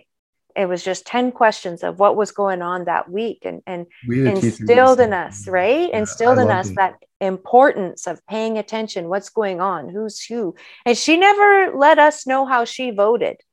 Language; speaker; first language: English; native; English